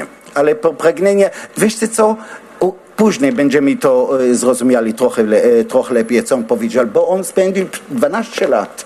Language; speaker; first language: Polish; non-native, learner; Hebrew